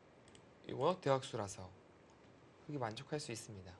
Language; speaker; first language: Korean; native; Korean